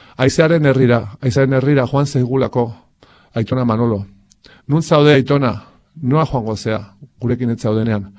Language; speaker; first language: Basque; native; Basque